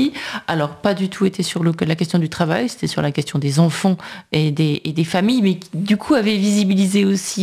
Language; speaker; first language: French; native; French